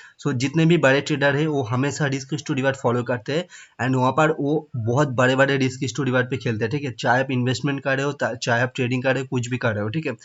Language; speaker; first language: Hindi; non-native, local second language; Bangla